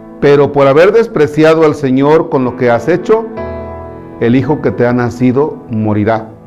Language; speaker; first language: Spanish; native; Spanish